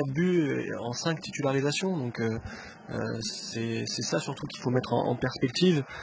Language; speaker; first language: French; native; French